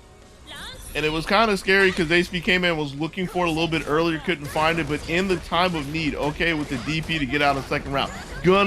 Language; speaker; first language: English; native; English